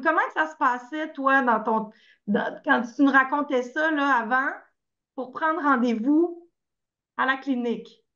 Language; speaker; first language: French; native; French